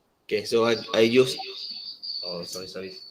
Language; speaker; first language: English; non-native, local second language; Malay